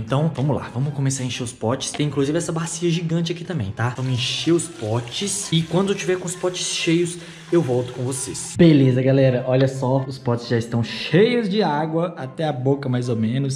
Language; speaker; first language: Portuguese; native; Portuguese